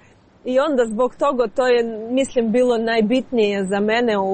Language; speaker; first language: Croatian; non-native, fluent; Ukrainian